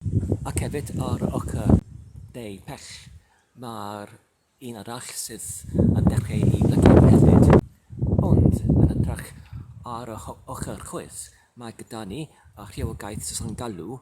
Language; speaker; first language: Welsh; non-native, learner; English